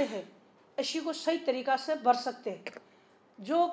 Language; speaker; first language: Hindi; native; Hindi